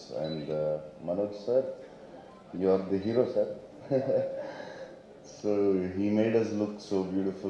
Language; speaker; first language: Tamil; non-native, learner; Telugu